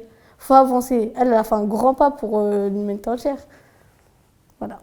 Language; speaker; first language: French; early bilingual, other home language; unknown